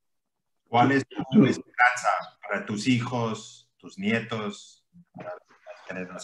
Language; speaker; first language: Spanish; early bilingual, heritage; English